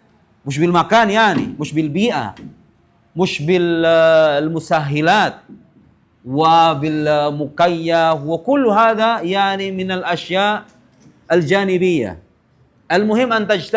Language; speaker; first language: Arabic; non-native, fluent; Indonesian